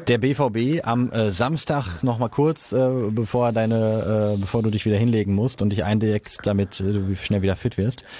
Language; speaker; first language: German; native; German